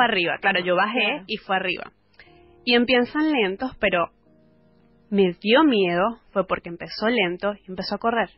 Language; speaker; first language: Spanish; native; Spanish